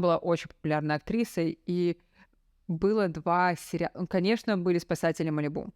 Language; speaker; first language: Russian; native; Russian